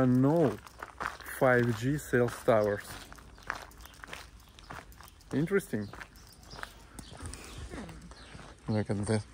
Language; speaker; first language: English; non-native, learner; Russian